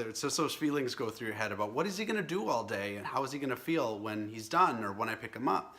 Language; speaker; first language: English; native; English